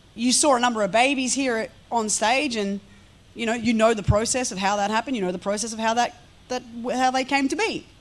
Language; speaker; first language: English; native; English